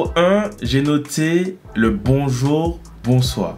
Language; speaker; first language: French; native; French